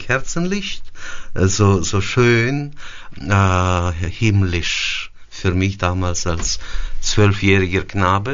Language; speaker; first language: German; early bilingual, heritage; German